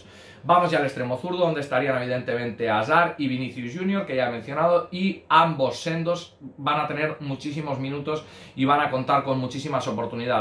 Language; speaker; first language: Spanish; native; Spanish